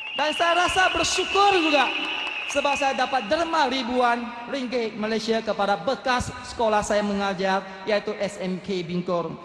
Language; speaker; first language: Malay; non-native, local second language; Chinese